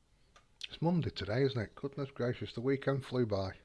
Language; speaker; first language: English; native; English